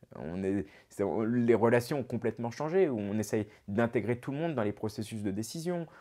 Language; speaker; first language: French; native; French